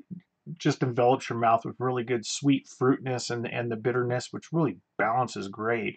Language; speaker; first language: English; native; English